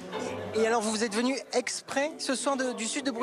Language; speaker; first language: French; native; French